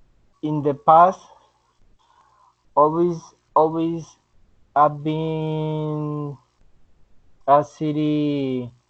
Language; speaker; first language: English; non-native, learner; Spanish